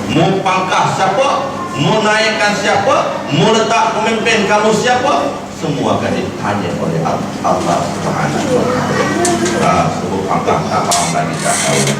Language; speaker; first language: Malay; native; Malay